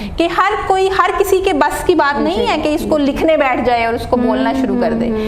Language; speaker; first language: Urdu; non-native, local second language; Punjabi